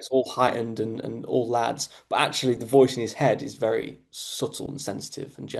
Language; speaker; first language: English; native; English